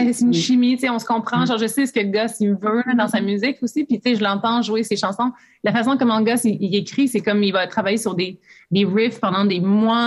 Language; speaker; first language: French; native; French